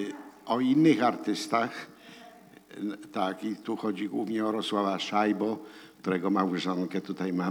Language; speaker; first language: Polish; early bilingual, heritage; Polish